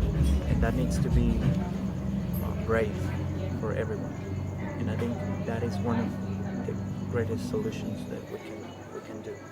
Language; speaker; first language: English; non-native, fluent; Spanish